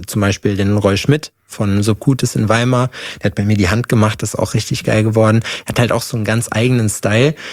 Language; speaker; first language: German; native; German